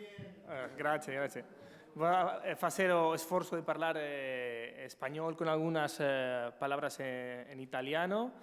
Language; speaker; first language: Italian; non-native, learner; Spanish